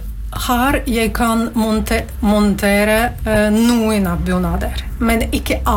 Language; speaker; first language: Norwegian; non-native, learner; Latvian